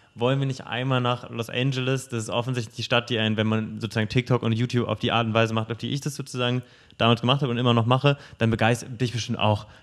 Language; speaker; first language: German; native; German